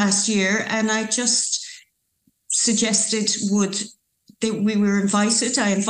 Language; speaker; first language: English; native; English